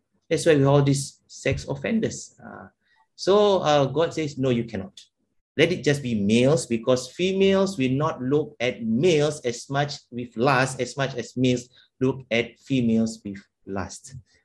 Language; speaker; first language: English; non-native, local second language; Malay